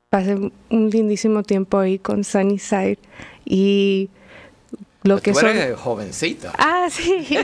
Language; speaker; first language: Spanish; early bilingual, heritage; Spanish